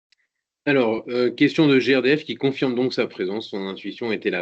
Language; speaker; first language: French; native; French